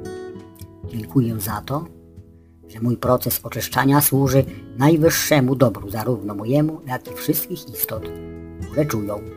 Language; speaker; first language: Polish; native; Polish